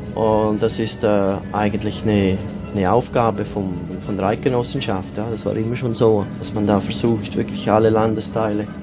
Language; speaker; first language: German; native; German